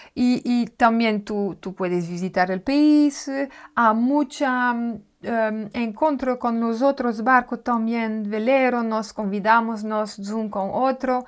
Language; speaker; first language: Spanish; non-native, learner; French